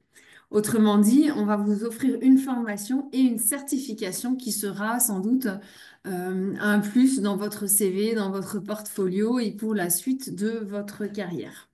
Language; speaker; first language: French; native; French